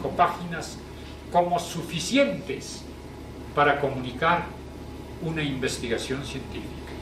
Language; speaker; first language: Spanish; native; Spanish